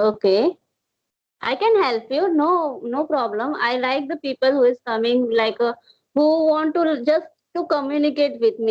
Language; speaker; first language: English; non-native, learner; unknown